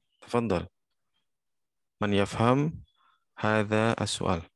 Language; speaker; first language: Arabic; non-native, fluent; Indonesian